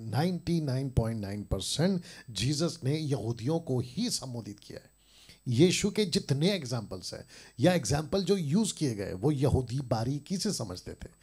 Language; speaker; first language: Hindi; native; Hindi